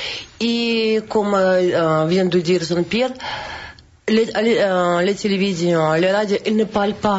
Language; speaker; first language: French; non-native, learner; Russian